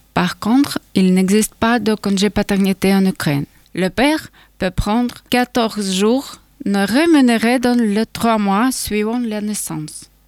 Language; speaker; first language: French; non-native, learner; Ukrainian